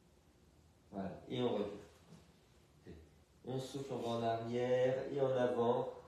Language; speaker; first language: French; native; French